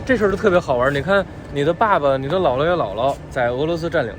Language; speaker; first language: Chinese; native; Chinese